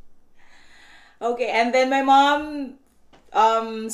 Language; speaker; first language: English; non-native, local second language; Cebuano